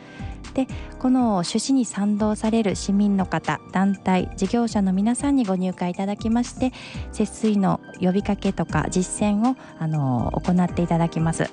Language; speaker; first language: Japanese; native; Japanese